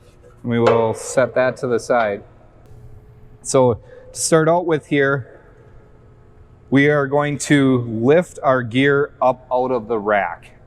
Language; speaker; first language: English; native; English